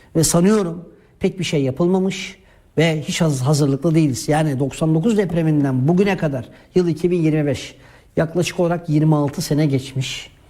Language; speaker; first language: Turkish; native; Turkish